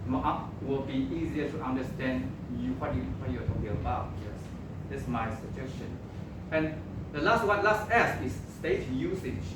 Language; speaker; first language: English; non-native, local second language; Chinese